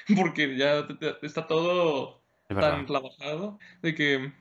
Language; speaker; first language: Spanish; native; Spanish